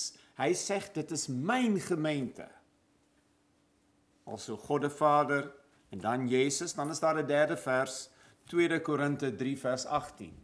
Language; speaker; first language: Dutch; non-native, fluent; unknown